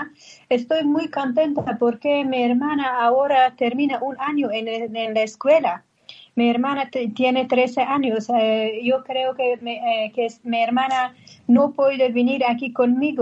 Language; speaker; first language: Spanish; non-native, learner; Persian